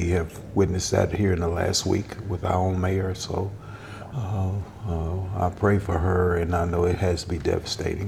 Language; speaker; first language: English; native; English